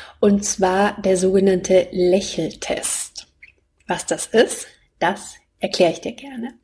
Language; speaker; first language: German; native; German